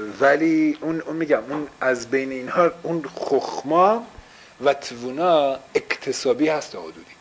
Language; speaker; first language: Persian; early bilingual, heritage; Persian